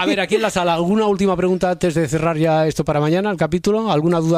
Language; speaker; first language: Spanish; native; Spanish